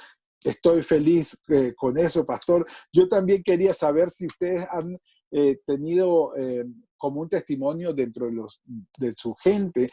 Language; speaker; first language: Spanish; native; Spanish